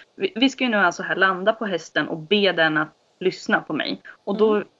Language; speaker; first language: Swedish; native; Swedish